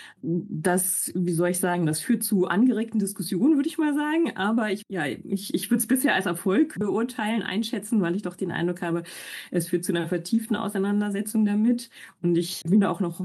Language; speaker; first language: German; native; German